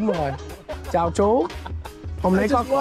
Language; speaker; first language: Vietnamese; non-native, fluent; English